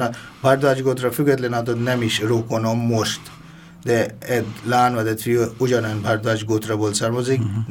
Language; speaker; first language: Hungarian; non-native, fluent; Bangla